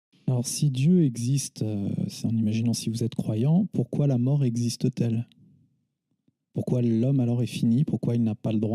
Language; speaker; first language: French; native; French